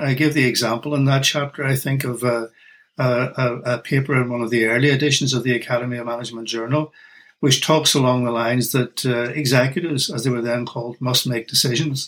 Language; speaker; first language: English; native; English